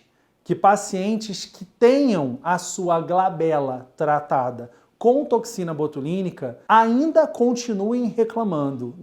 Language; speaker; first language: Portuguese; native; Portuguese